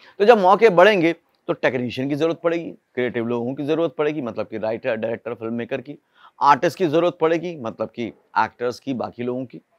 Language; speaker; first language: Hindi; native; Hindi